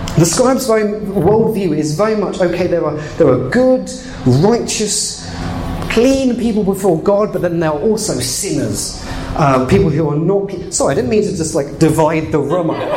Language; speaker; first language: English; native; English